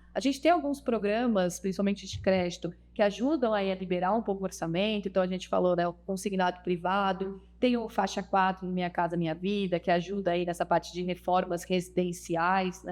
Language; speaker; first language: Portuguese; native; Portuguese